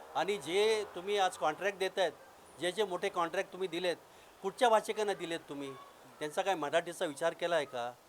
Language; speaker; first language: Marathi; non-native, local second language; Urdu